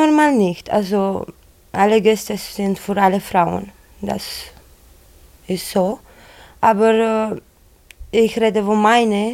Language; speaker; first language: German; non-native, learner; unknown